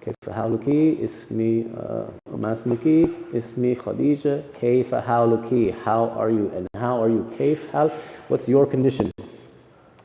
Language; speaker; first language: Arabic; non-native, learner; English